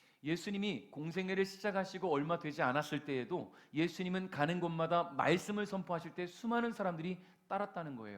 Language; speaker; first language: Korean; native; Korean